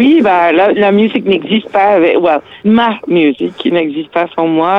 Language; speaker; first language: French; non-native, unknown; English